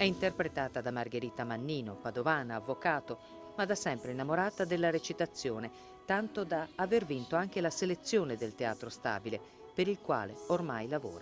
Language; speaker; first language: Italian; native; Italian